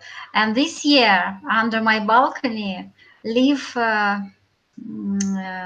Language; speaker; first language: English; non-native, learner; Russian